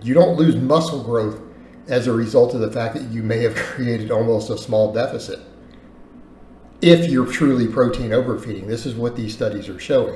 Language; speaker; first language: English; native; English